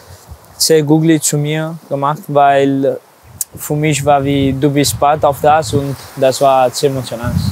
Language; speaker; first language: German; non-native, learner; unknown